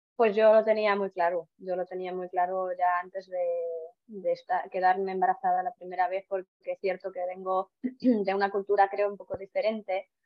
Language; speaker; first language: Spanish; non-native, fluent; Estonian